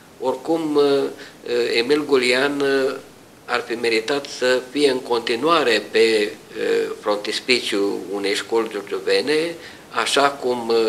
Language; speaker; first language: Romanian; native; Romanian